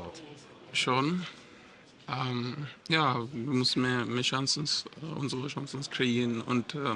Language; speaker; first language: German; non-native, learner; English